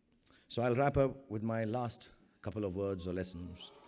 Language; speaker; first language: English; non-native, local second language; Hindi